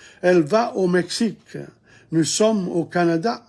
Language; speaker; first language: French; non-native, fluent; English